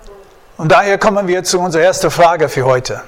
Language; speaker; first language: German; non-native, fluent; English